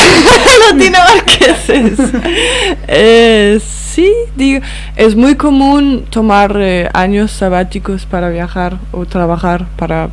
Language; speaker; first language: Spanish; non-native, fluent; Danish